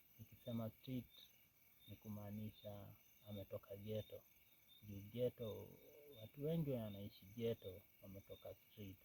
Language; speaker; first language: Swahili; native; Swahili